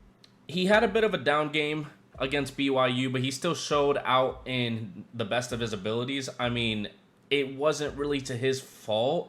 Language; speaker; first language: English; native; English